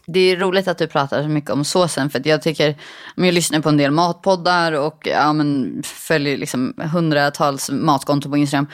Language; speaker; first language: Swedish; native; Swedish